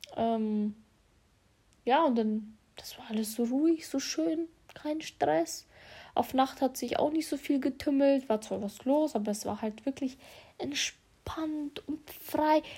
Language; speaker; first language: German; early bilingual, other home language; Russian